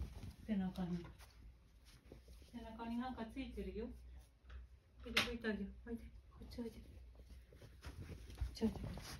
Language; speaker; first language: Japanese; native; Japanese